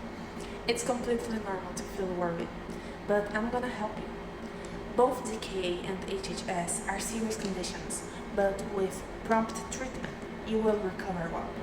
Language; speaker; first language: English; non-native, fluent; Portuguese